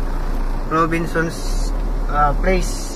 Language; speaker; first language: English; non-native, learner; Filipino